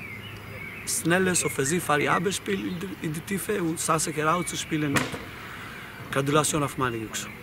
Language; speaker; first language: German; non-native, fluent; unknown